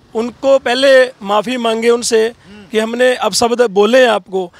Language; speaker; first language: Hindi; native; Hindi